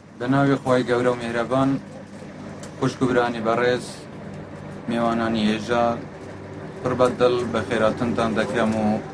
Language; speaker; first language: Central Kurdish; non-native, local second language; Kurdish